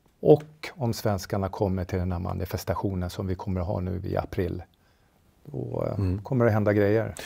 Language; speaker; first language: Swedish; native; Swedish